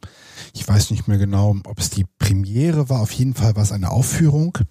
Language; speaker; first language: German; native; German